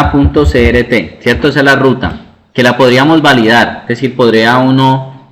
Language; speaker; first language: Spanish; native; Spanish